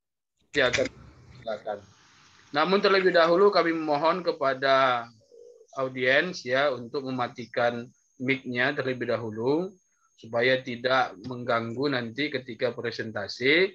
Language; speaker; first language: Indonesian; native; Indonesian